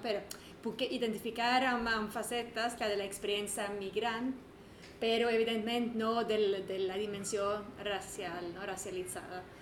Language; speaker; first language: Catalan; non-native, fluent; Swedish